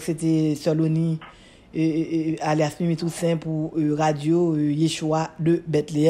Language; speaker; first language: French; non-native, local second language; Haitian Creole